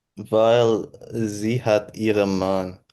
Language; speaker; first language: German; non-native, learner; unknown